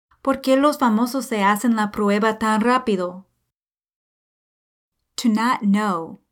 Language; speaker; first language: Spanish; non-native, fluent; English